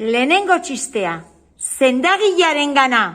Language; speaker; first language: Basque; non-native, learner; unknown